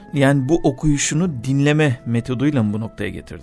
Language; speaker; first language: Turkish; native; Turkish